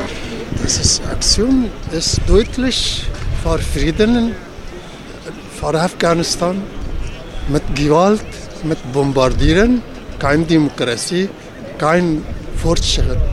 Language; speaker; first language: German; non-native, learner; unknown